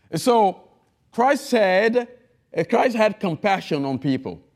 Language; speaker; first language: English; non-native, fluent; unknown